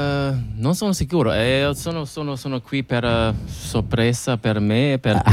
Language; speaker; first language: Italian; non-native, learner; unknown